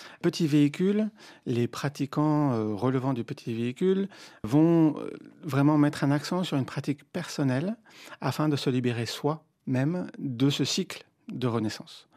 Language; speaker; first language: French; native; French